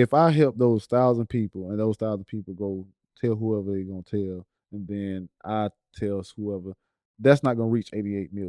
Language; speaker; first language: English; native; English